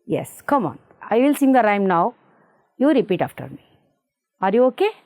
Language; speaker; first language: English; non-native, local second language; Kannada